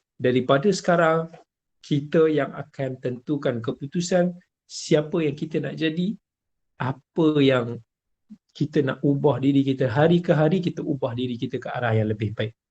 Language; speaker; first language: Malay; native; Malay